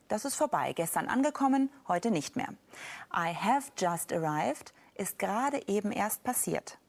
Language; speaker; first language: German; native; German